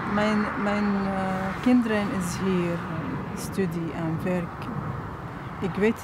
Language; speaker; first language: Dutch; non-native, learner; Arabic